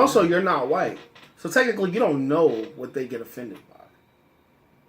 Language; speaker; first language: English; native; English